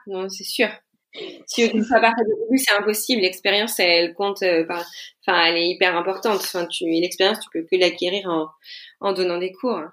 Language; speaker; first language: French; native; French